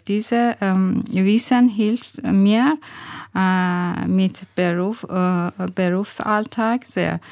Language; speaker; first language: German; non-native, learner; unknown